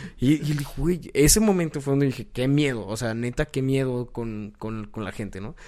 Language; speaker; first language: Spanish; native; Spanish